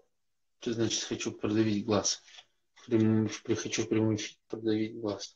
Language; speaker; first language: Russian; native; Russian